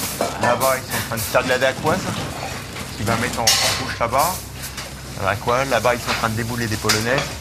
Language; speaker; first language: French; native; French